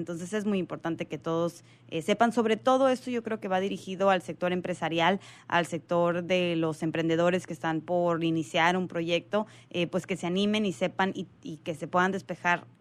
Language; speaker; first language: Spanish; native; Spanish